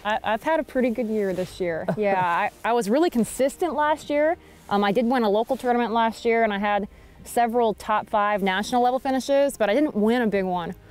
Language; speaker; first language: English; native; English